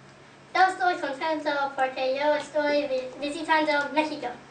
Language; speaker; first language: Spanish; non-native, learner; English